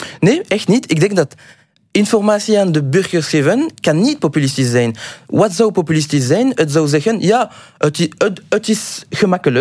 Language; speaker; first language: Dutch; non-native, local second language; French